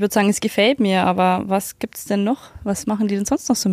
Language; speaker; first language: German; native; German